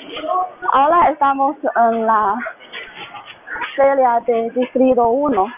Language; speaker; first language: Spanish; non-native, learner; Chinese